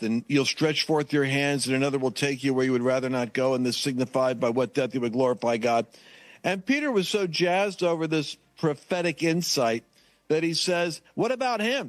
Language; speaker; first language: English; native; English